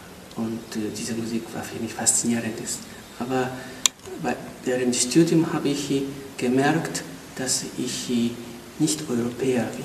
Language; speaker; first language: German; non-native, fluent; Japanese